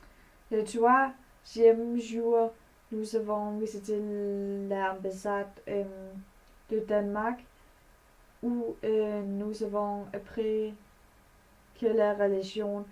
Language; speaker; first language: French; non-native, learner; Danish